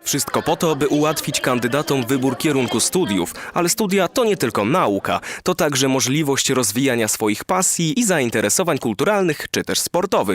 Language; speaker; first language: Polish; native; Polish